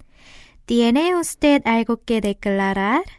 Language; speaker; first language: Spanish; non-native, fluent; Korean